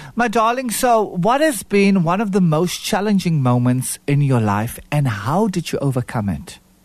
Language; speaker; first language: English; non-native, local second language; Afrikaans